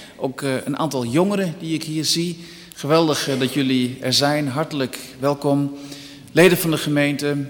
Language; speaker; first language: Dutch; native; Dutch